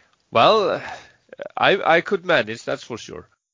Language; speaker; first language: English; non-native, fluent; Icelandic